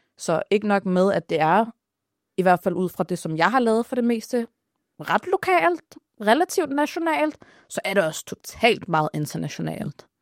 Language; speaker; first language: Danish; early bilingual, other home language; Arabic